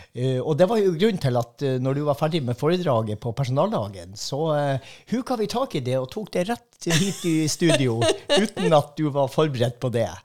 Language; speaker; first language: Norwegian; native; Norwegian